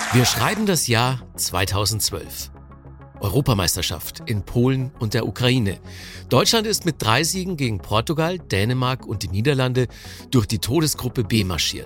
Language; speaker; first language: German; native; German